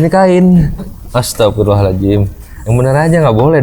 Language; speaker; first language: Indonesian; native; Indonesian